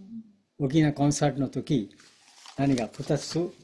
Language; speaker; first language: Japanese; non-native, fluent; Bangla